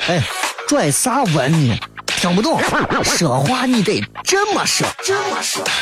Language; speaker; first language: Chinese; native; Chinese